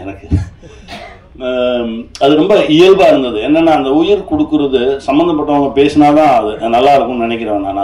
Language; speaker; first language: Tamil; native; Tamil